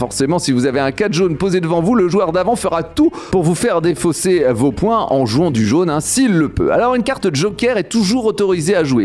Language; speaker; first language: French; native; French